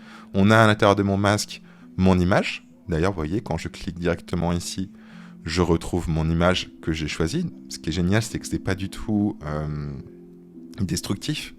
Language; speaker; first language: French; native; French